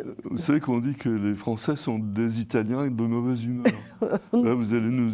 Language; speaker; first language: French; native; French